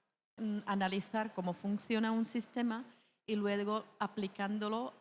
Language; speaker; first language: Spanish; non-native, fluent; Czech